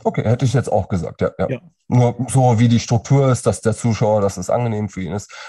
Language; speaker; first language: German; native; German